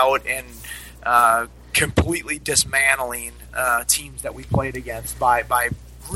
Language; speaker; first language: English; native; English